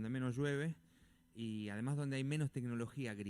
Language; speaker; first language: Spanish; native; Spanish